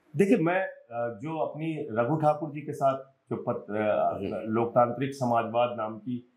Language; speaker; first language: Hindi; native; Hindi